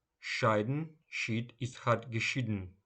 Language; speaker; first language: German; non-native, fluent; Ukrainian